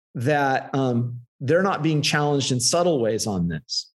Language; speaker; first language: English; native; English